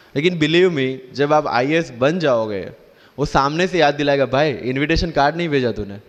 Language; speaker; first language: Hindi; non-native, local second language; Gujarati